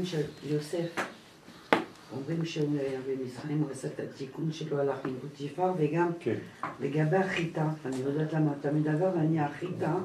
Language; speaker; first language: Hebrew; non-native, learner; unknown